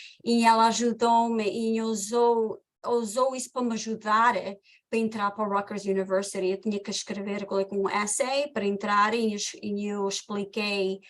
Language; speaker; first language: Portuguese; early bilingual, heritage; Portuguese